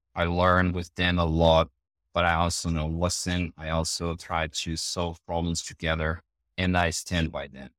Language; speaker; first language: English; non-native, fluent; Portuguese